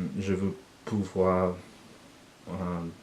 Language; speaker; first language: French; non-native, learner; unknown